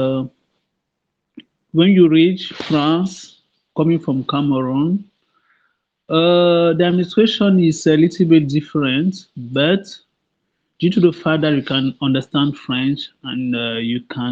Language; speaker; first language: English; non-native, local second language; French